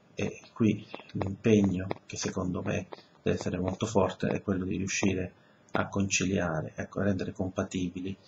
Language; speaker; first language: Italian; early bilingual, other home language; Spanish